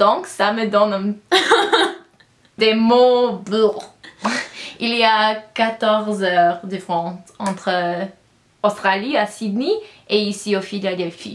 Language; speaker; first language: French; non-native, learner; English